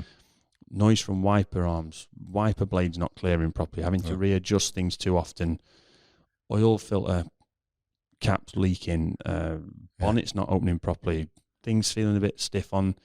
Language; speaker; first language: English; native; English